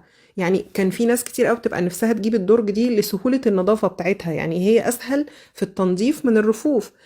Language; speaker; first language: Arabic; native; Arabic